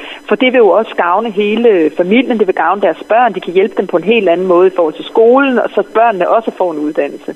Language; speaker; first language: Danish; native; Danish